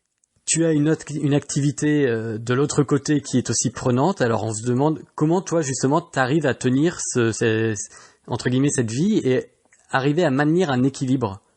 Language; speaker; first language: French; native; French